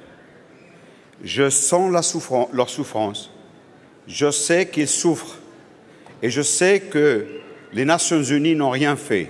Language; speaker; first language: French; non-native, local second language; Arabic